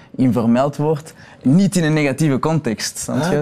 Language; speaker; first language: Dutch; early bilingual, other home language; Arabic